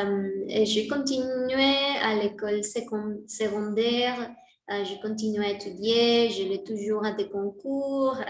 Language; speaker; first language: French; non-native, learner; Spanish